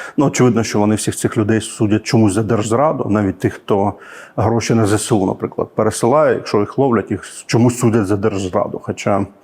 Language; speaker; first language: Ukrainian; native; Ukrainian